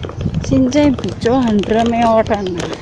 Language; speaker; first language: Chinese; non-native, learner; Indonesian